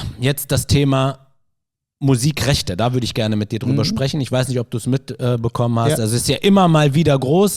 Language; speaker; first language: German; early bilingual, other home language; Arabic